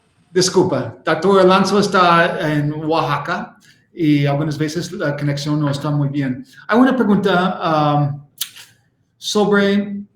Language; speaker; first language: Spanish; non-native, learner; English